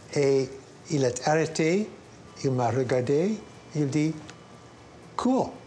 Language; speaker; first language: French; non-native, local second language; English